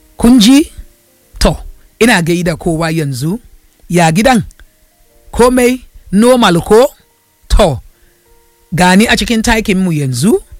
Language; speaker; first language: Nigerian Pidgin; non-native, local second language; Yoruba